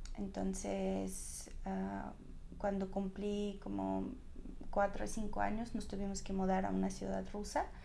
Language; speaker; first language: Spanish; non-native, fluent; Russian